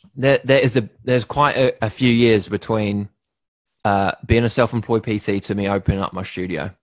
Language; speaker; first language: English; native; English